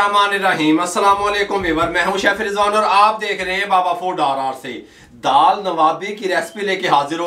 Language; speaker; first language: Hindi; non-native, local second language; Punjabi